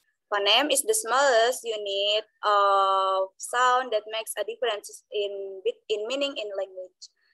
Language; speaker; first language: English; non-native, learner; Indonesian